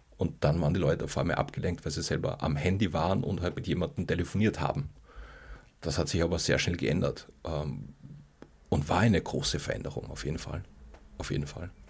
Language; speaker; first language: German; native; German